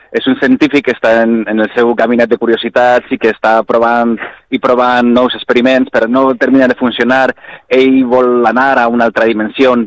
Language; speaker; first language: Catalan; native; Catalan